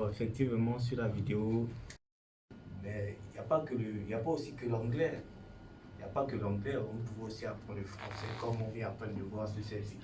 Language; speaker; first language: French; non-native, fluent; Portuguese